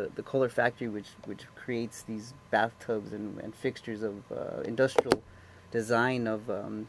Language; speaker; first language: English; native; English